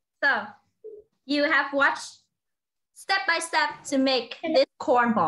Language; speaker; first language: English; non-native, fluent; Vietnamese